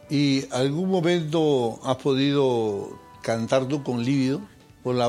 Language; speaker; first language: Spanish; native; Spanish